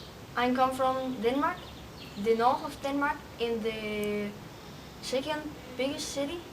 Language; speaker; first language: English; non-native, learner; Danish